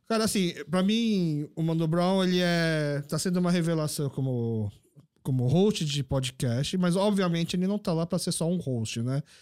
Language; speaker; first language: Portuguese; early bilingual, other home language; Korean